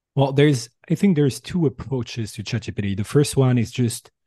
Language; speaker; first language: English; non-native, fluent; French